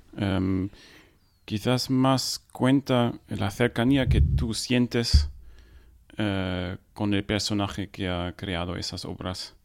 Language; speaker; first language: Spanish; non-native, fluent; German